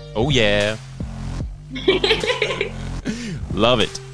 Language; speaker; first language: English; non-native, fluent; German